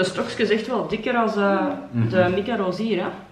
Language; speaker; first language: Dutch; native; Dutch